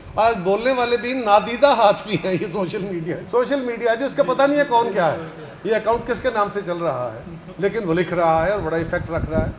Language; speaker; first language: Urdu; non-native, local second language; Punjabi